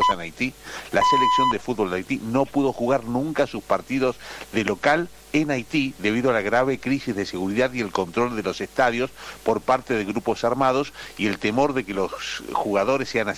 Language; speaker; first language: Spanish; native; Spanish